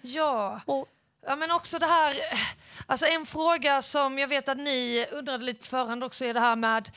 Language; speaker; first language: Swedish; native; Swedish